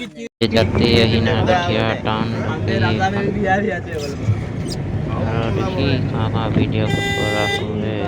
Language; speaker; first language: Hindi; non-native, local second language; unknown